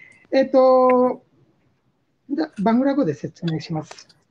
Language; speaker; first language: Japanese; non-native, fluent; Bangla